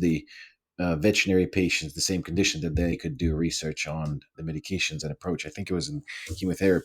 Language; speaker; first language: English; non-native, fluent; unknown